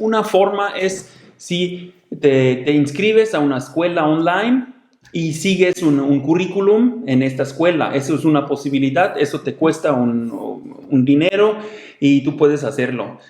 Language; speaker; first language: Spanish; non-native, fluent; German